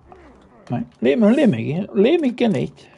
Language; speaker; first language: Icelandic; non-native, learner; Norwegian